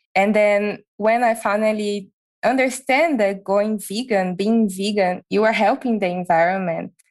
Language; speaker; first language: English; non-native, fluent; Portuguese